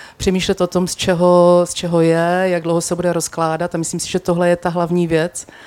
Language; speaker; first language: Czech; native; Czech